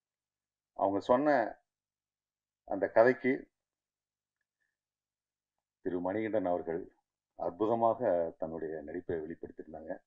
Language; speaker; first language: Tamil; native; Tamil